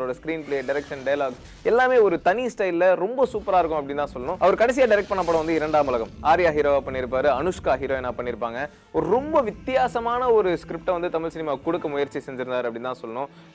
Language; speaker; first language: Tamil; native; Tamil